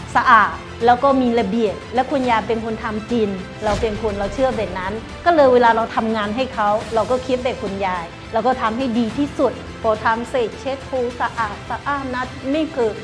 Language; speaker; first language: Thai; non-native, fluent; Burmese